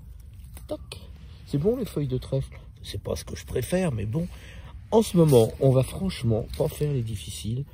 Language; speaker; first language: French; native; French